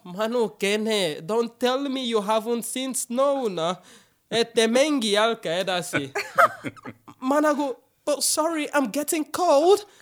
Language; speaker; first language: Estonian; non-native, fluent; English